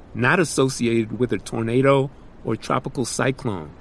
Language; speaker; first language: English; native; English